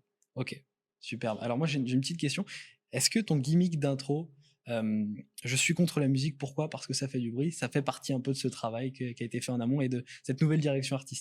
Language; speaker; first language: French; native; French